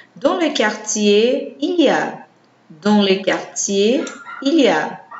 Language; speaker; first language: French; non-native, fluent; Portuguese